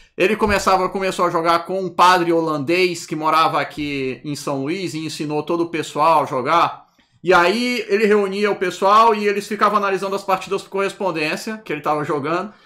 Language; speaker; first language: Portuguese; native; Portuguese